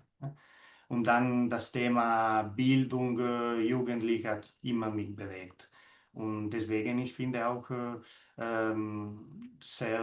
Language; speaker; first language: German; non-native, fluent; Italian